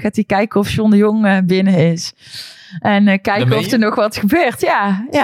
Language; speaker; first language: Dutch; native; Dutch